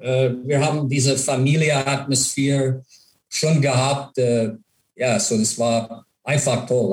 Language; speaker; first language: German; non-native, fluent; English